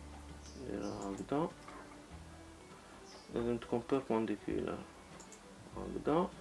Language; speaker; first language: Arabic; native; Arabic